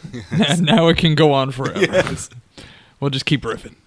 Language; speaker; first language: English; native; English